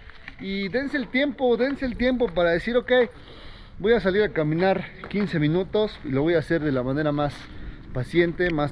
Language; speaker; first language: Spanish; native; Spanish